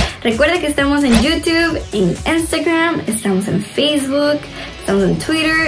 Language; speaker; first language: Spanish; native; Spanish